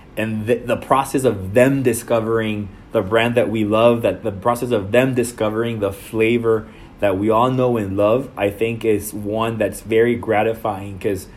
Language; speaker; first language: English; non-native, fluent; Spanish